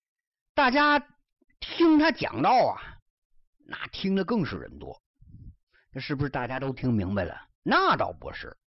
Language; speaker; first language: Chinese; native; Chinese